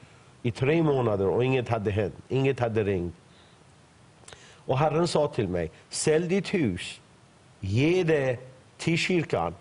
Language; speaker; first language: Swedish; non-native, fluent; Persian